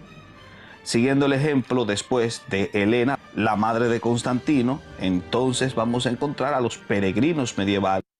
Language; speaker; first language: Spanish; native; Spanish